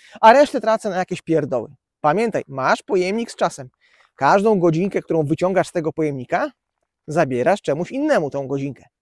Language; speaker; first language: Polish; native; Polish